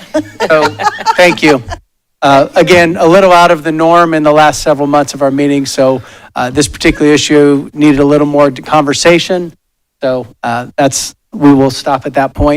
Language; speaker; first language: English; native; English